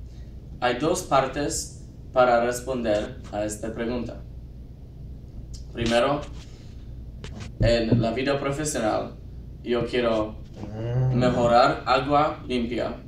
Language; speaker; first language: Spanish; non-native, learner; English